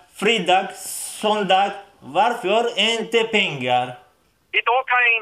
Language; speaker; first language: Swedish; non-native, learner; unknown